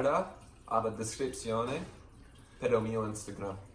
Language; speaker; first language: Italian; non-native, learner; English